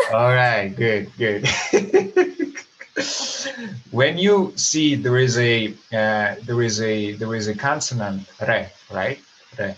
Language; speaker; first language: English; non-native, fluent; Russian